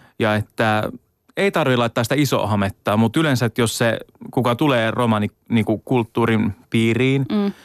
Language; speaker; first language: Finnish; native; Finnish